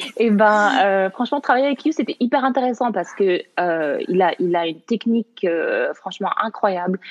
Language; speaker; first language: French; early bilingual, other home language; Arabic